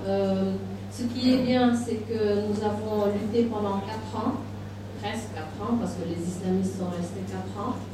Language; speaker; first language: French; non-native, local second language; Arabic